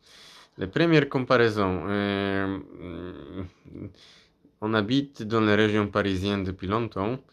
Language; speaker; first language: French; non-native, fluent; Polish